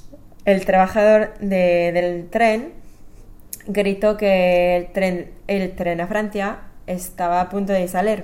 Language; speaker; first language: Spanish; non-native, fluent; English